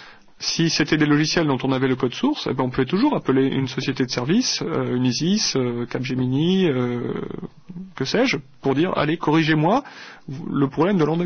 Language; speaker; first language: French; native; French